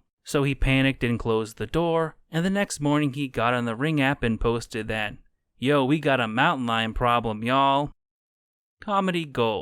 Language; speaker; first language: English; native; English